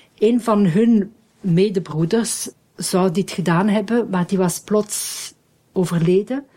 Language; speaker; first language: Dutch; native; Dutch